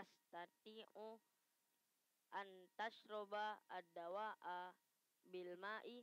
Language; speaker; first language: Arabic; non-native, learner; Indonesian